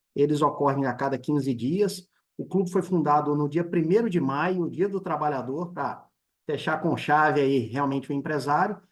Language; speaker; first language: Portuguese; native; Portuguese